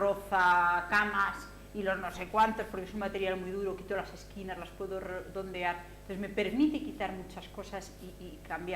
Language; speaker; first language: Spanish; native; Spanish